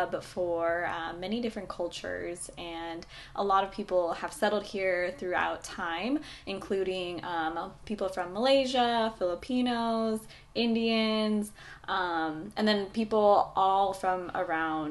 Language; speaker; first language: English; native; English